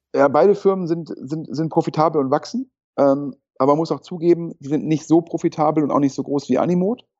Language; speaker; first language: German; native; German